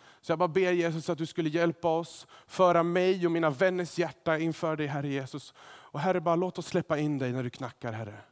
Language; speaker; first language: Swedish; native; Swedish